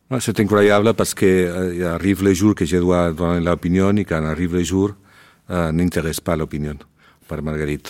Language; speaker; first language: French; non-native, learner; Spanish